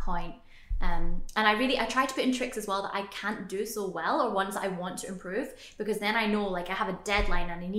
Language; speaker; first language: English; native; English